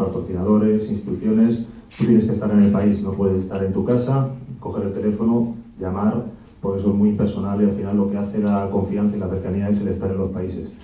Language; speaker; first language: Spanish; native; Spanish